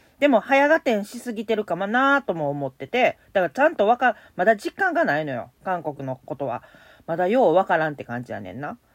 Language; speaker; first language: Japanese; native; Japanese